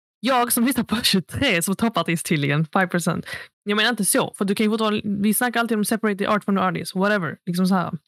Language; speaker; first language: Swedish; early bilingual, other home language; Arabic